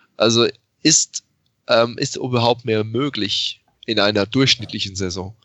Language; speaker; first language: German; native; German